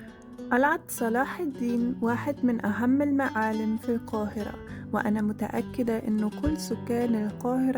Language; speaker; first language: Arabic; non-native, fluent; German